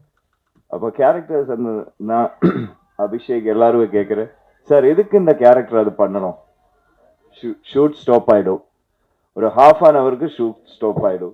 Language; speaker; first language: Tamil; non-native, learner; Kannada